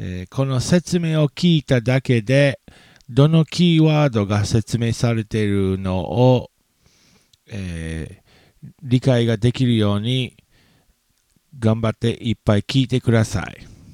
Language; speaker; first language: Japanese; non-native, fluent; English